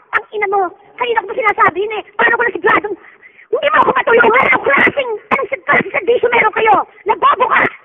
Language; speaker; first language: Filipino; native; Filipino